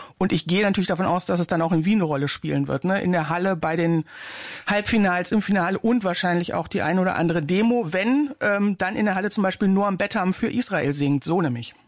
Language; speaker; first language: German; native; German